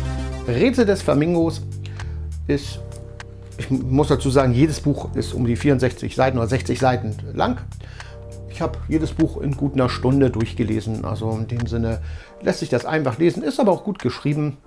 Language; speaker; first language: German; native; German